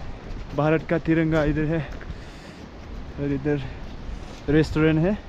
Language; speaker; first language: Hindi; non-native, local second language; Bodo